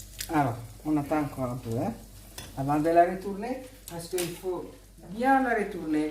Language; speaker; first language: French; non-native, fluent; Italian